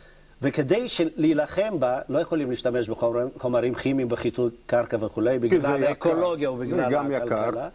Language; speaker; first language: Hebrew; native; Hebrew